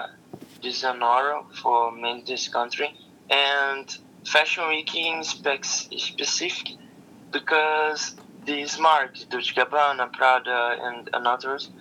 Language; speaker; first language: English; non-native, learner; Portuguese